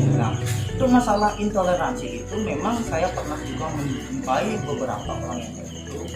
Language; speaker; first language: Indonesian; non-native, local second language; Balinese